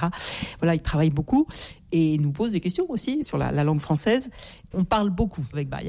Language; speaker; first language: French; native; French